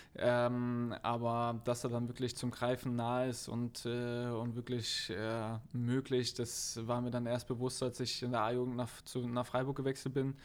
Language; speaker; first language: German; native; German